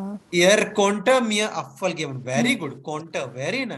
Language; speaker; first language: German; non-native, fluent; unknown